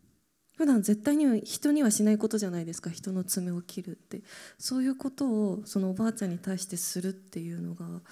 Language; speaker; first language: Japanese; native; Japanese